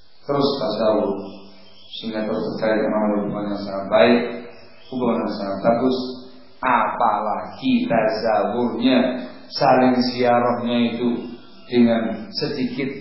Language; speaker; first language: Indonesian; native; Indonesian